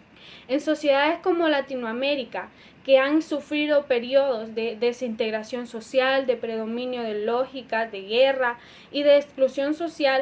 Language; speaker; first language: Spanish; native; Spanish